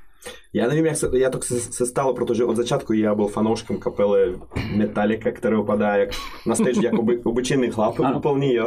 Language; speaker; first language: Czech; non-native, fluent; Russian